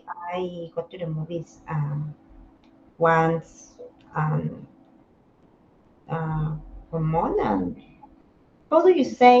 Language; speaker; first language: English; non-native, learner; Spanish